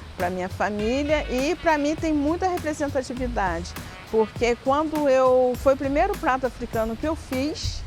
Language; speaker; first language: Portuguese; native; Portuguese